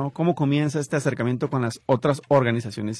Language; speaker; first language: Spanish; native; Spanish